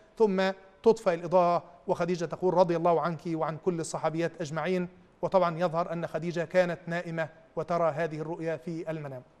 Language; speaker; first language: Arabic; native; Arabic